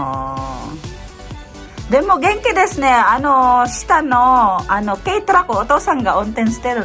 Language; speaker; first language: Japanese; non-native, fluent; Filipino